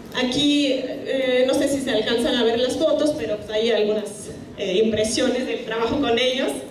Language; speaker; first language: Spanish; non-native, fluent; German